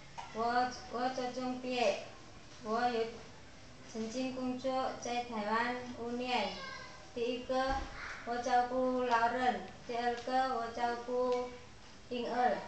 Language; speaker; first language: Chinese; non-native, learner; Indonesian